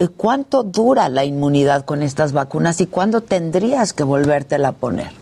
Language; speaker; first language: Spanish; native; Spanish